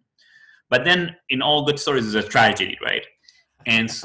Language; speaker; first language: English; non-native, fluent; Spanish